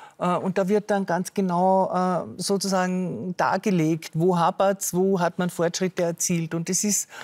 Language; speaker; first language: German; native; German